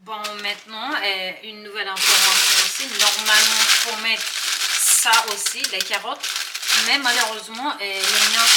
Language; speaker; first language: French; non-native, learner; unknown